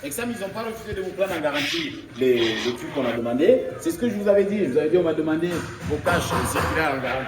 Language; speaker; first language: French; native; French